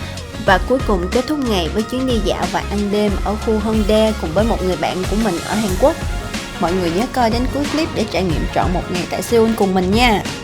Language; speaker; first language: Vietnamese; native; Vietnamese